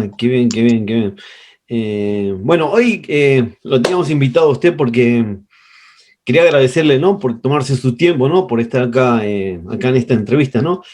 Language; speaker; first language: Spanish; native; Spanish